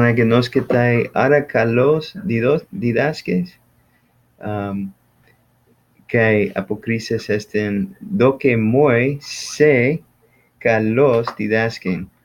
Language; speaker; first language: Greek; non-native, learner; English